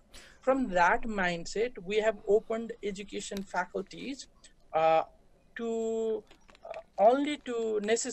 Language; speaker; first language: English; non-native, local second language; Nepali